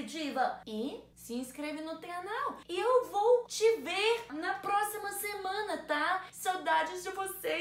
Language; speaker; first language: Portuguese; non-native, learner; English